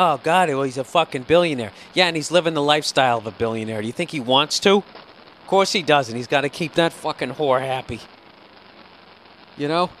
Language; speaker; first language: English; native; English